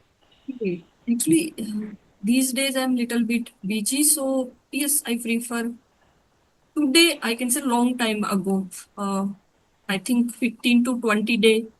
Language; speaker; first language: English; non-native, learner; Hindi